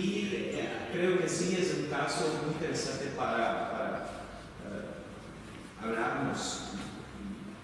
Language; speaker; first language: Spanish; non-native, fluent; Portuguese